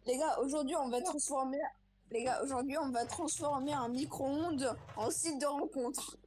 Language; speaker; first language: French; native; French